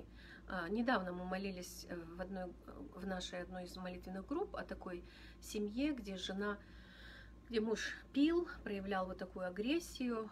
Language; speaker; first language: Russian; native; Russian